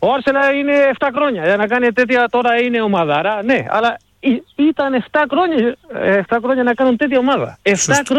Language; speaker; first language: Greek; non-native, learner; Spanish